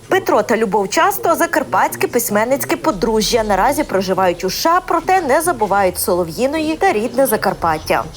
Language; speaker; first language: Ukrainian; native; Ukrainian